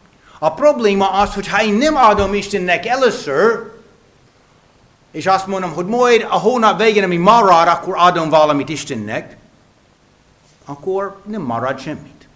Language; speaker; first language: Hungarian; non-native, fluent; English